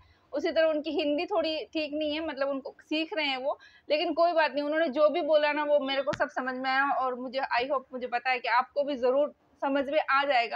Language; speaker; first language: Hindi; native; Hindi